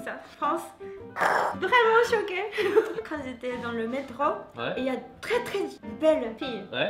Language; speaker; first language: French; non-native, learner; Japanese